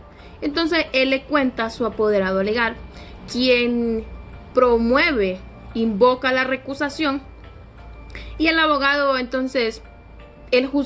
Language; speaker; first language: Spanish; native; Spanish